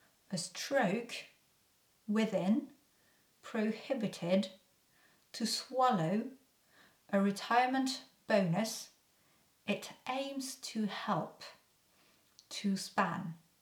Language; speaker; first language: English; non-native, fluent; French